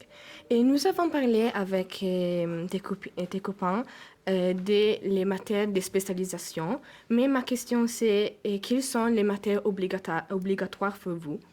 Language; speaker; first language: French; non-native, learner; Italian